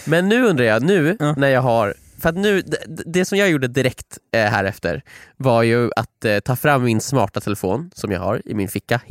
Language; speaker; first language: Swedish; native; Swedish